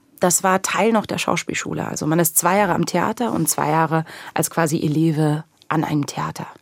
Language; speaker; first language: German; native; German